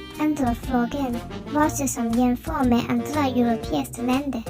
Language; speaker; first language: Swedish; non-native, learner; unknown